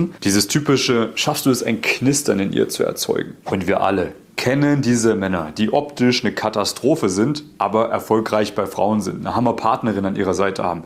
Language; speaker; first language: German; native; German